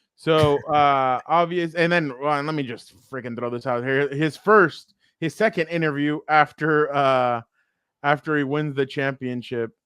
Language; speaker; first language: English; native; English